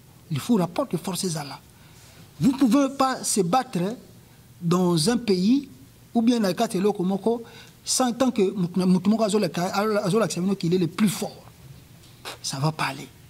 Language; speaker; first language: French; non-native, local second language; Lingala